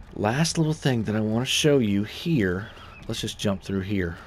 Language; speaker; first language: English; native; English